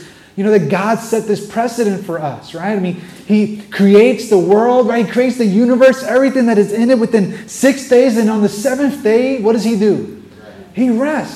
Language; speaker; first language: English; native; English